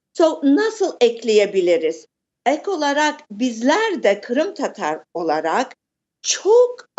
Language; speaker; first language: Turkish; early bilingual, heritage; Turkish